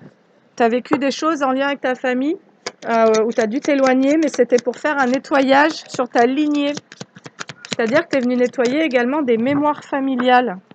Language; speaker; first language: French; native; French